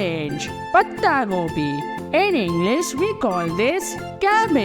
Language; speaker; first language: English; non-native, local second language; Hindi